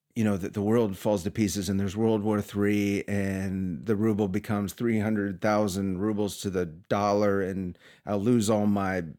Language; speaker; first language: English; native; English